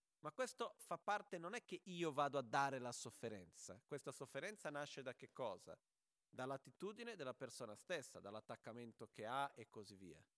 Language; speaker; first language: Italian; non-native, fluent; Portuguese